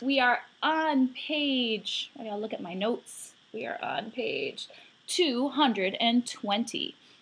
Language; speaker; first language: English; native; English